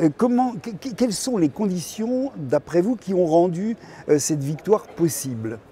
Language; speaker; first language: French; native; French